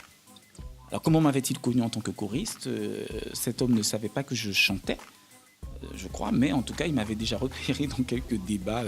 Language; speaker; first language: French; native; French